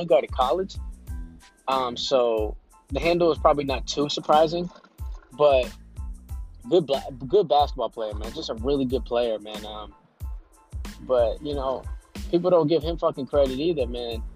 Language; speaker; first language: English; native; English